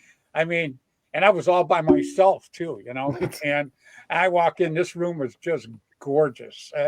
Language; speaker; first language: English; native; English